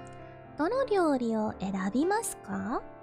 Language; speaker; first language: Japanese; non-native, learner; English